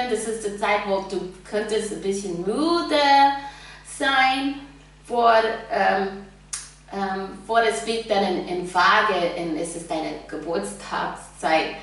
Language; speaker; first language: German; non-native, fluent; English